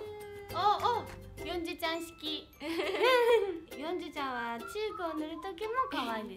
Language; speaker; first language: Japanese; non-native, fluent; Korean